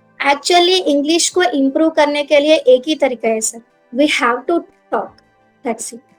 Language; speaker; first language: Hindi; non-native, local second language; Telugu